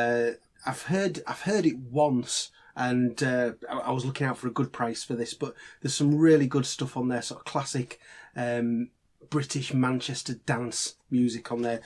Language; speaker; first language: English; native; English